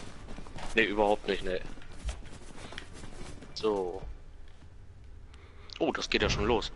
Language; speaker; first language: German; native; German